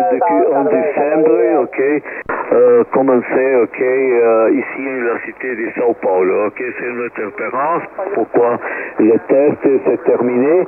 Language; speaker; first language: French; non-native, learner; Portuguese